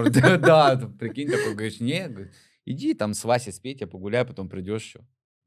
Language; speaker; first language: Russian; native; Russian